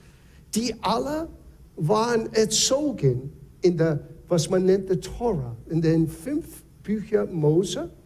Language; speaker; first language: German; non-native, fluent; English